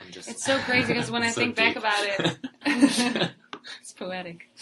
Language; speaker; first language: English; non-native, fluent; Dutch